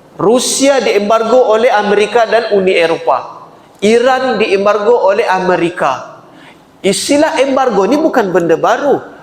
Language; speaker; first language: Malay; native; Malay